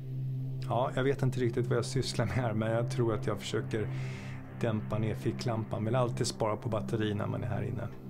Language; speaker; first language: Swedish; native; Swedish